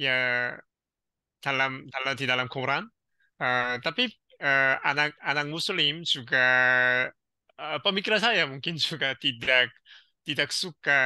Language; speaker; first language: Indonesian; non-native, learner; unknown